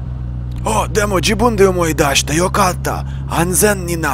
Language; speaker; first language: Japanese; non-native, learner; Russian